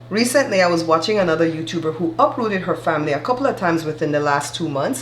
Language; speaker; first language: English; native; English